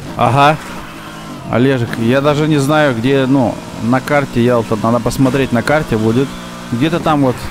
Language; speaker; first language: Russian; native; Russian